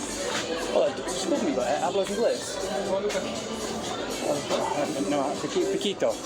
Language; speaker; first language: Spanish; non-native, learner; English